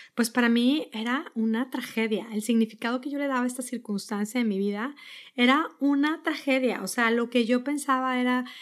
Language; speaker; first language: Spanish; native; Spanish